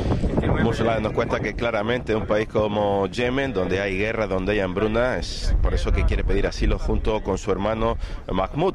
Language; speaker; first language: Spanish; native; Spanish